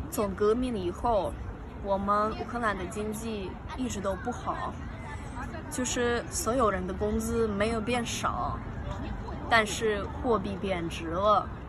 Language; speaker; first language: Chinese; non-native, fluent; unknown